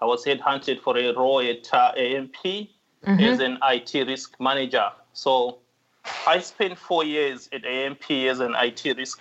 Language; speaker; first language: English; non-native, local second language; Shona